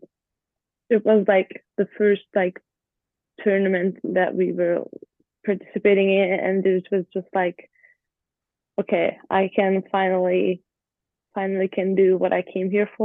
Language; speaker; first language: English; non-native, fluent; Hungarian